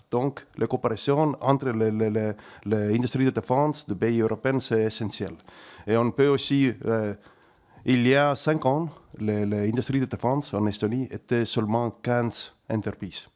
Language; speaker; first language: French; non-native, learner; Estonian